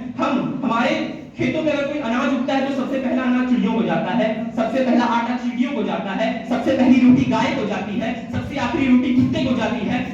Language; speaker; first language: Hindi; native; Hindi